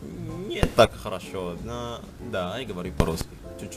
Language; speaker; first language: Russian; non-native, learner; Indonesian